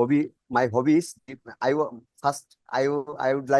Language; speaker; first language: English; non-native, learner; Bangla